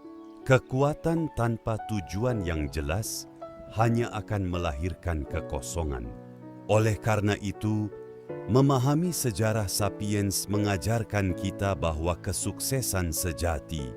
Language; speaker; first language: Indonesian; native; Indonesian